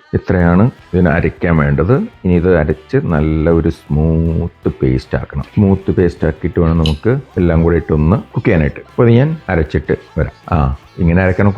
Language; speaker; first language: Malayalam; native; Malayalam